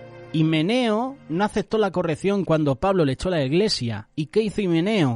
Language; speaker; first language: Spanish; native; Spanish